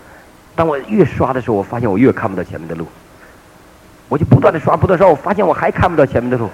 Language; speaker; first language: Chinese; native; Chinese